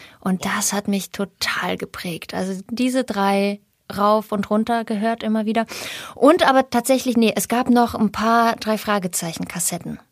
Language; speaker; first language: German; early bilingual, other home language; Russian